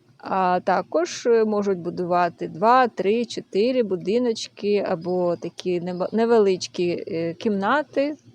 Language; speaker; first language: Ukrainian; native; Ukrainian